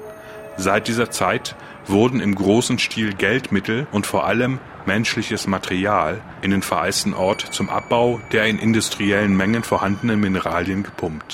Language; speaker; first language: German; native; German